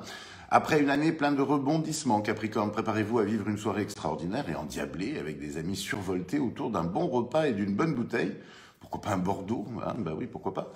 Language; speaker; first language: French; native; French